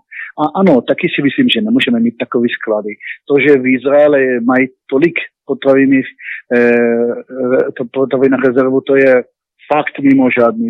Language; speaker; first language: Czech; non-native, learner; Hebrew